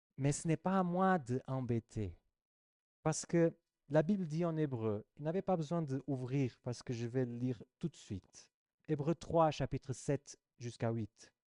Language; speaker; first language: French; non-native, fluent; Portuguese